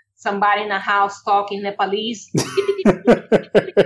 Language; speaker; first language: English; non-native, fluent; Portuguese